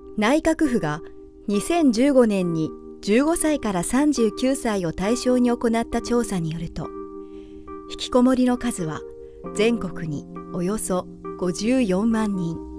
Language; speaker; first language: Japanese; native; Japanese